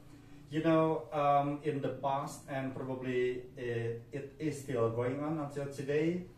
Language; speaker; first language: English; non-native, fluent; Indonesian